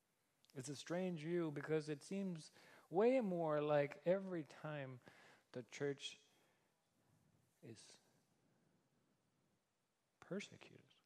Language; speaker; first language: English; non-native, fluent; Danish